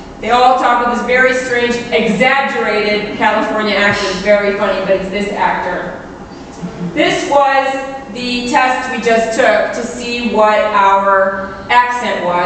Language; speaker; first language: English; native; English